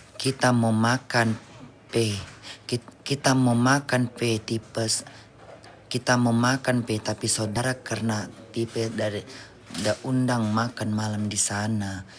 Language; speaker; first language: Indonesian; native; Indonesian